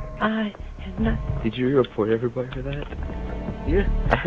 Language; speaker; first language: English; native; English